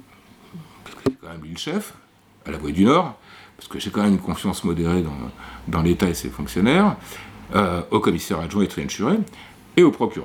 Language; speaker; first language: French; native; French